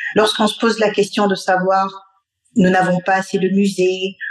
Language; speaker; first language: French; non-native, local second language; Bambara